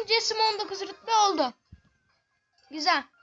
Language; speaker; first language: Turkish; native; Turkish